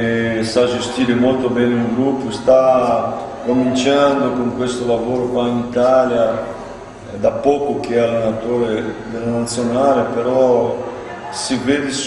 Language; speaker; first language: Italian; non-native, fluent; Portuguese